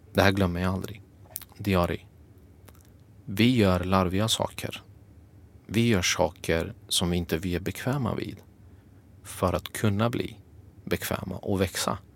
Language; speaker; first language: Swedish; early bilingual, other home language; Kurdish